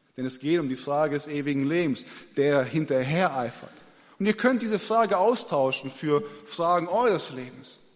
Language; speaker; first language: German; native; German